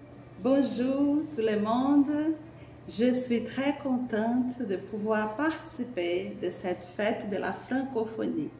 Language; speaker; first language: French; non-native, learner; Portuguese